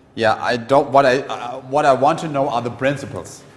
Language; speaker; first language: English; non-native, fluent; German